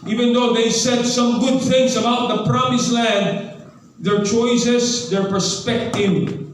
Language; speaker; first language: English; non-native, local second language; Filipino